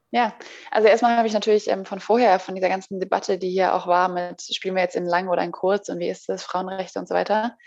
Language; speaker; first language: German; native; German